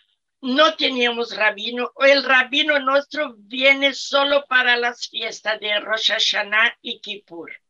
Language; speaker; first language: Spanish; non-native, fluent; Portuguese